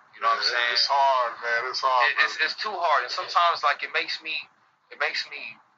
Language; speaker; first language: English; native; English